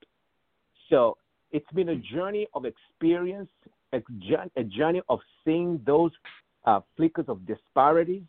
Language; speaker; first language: English; non-native, local second language; Bemba